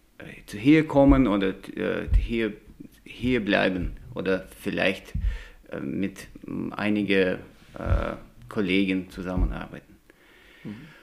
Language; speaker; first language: German; non-native, learner; Russian